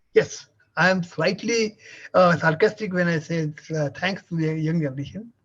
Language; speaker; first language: English; non-native, local second language; Marathi